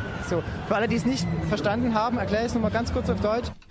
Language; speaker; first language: German; native; German